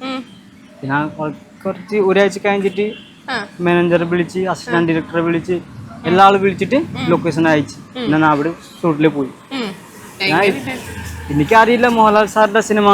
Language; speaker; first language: Malayalam; non-native, local second language; Odia